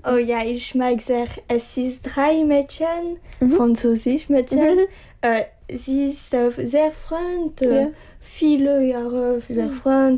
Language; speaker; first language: German; non-native, learner; French